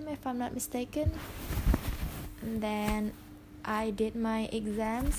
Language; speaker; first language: English; non-native, fluent; Indonesian